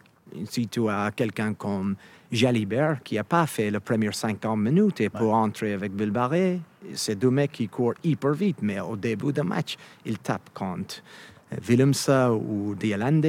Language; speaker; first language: French; non-native, fluent; English